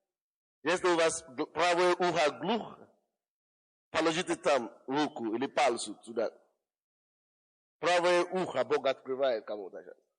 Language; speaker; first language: Russian; non-native, fluent; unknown